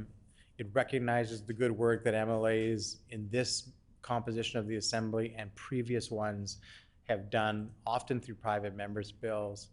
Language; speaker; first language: English; native; English